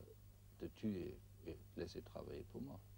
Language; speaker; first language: French; non-native, fluent; German